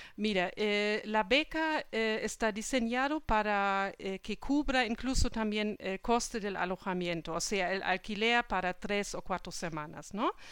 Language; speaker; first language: Spanish; non-native, fluent; German